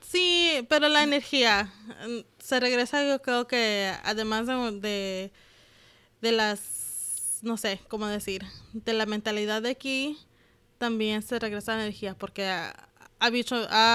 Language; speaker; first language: Spanish; early bilingual, heritage; Spanish